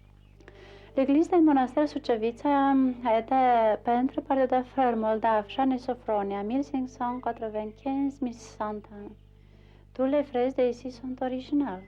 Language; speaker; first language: French; non-native, learner; Romanian